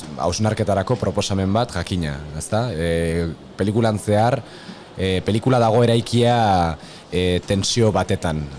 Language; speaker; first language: Basque; native; Basque